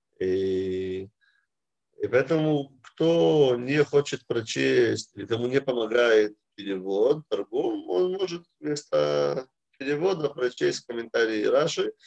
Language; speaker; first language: Russian; early bilingual, heritage; Russian